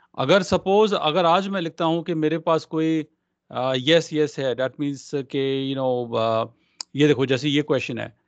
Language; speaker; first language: Hindi; non-native, local second language; Punjabi